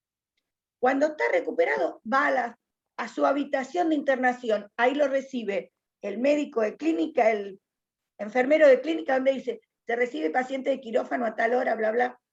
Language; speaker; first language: Spanish; native; Spanish